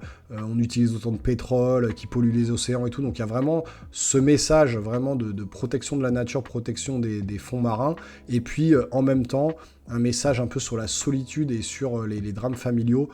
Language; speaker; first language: French; native; French